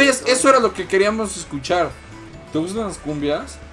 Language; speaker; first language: Spanish; native; Spanish